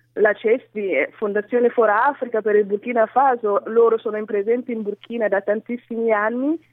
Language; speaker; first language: Italian; non-native, fluent; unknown